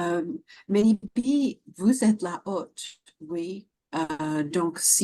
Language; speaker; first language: French; non-native, fluent; English